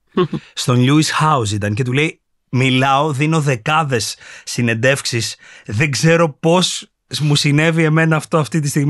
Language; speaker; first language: Greek; native; Greek